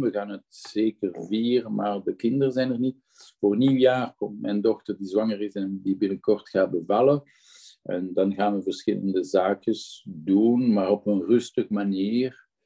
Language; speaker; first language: Dutch; non-native, local second language; French